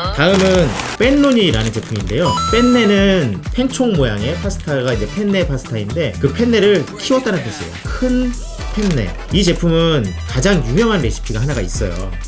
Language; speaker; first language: Korean; non-native, fluent; Italian